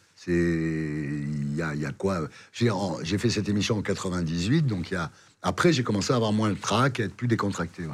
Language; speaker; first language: French; native; French